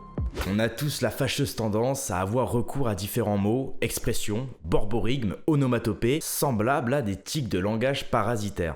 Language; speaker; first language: French; native; French